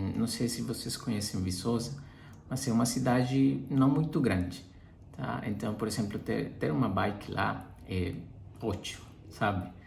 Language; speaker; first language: Portuguese; non-native, fluent; Spanish